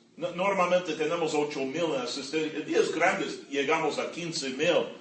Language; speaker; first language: Spanish; non-native, fluent; English